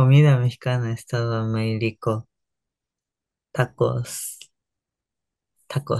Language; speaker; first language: Spanish; non-native, learner; Japanese